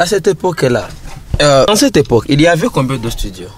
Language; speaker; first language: French; non-native, local second language; Rundi